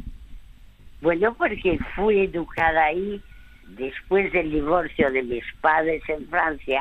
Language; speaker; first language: Spanish; early bilingual, other home language; French